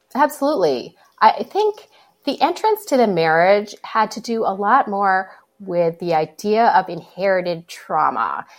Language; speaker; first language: English; native; English